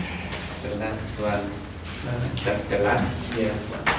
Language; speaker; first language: English; non-native, learner; Shan